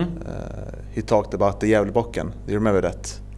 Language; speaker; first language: English; non-native, fluent; Swedish